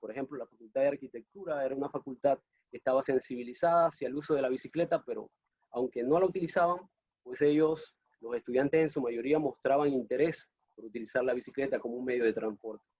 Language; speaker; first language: Spanish; native; Spanish